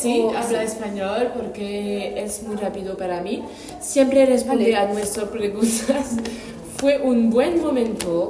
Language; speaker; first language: Spanish; non-native, learner; French